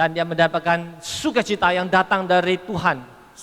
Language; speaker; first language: Indonesian; native; Indonesian